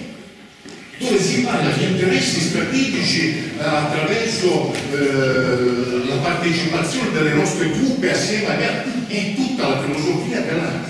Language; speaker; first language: Italian; native; Italian